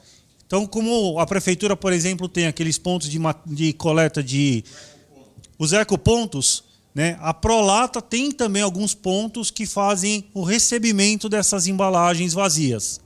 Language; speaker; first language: Portuguese; native; Portuguese